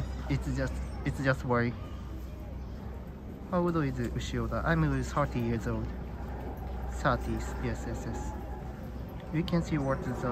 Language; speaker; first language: English; non-native, learner; Japanese